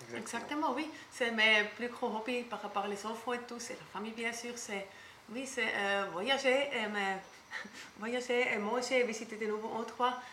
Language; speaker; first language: French; non-native, learner; German